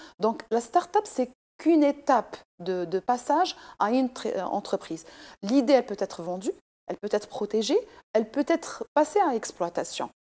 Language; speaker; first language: French; non-native, local second language; Arabic